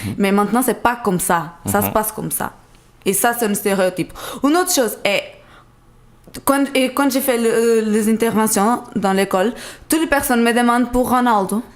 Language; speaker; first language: French; non-native, learner; Portuguese